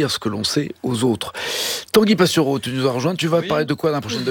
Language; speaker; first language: French; native; French